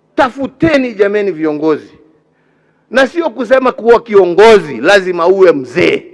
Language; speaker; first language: Swahili; non-native, local second language; Kikuyu